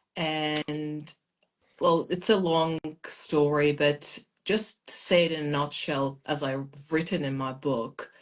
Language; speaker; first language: English; non-native, fluent; Persian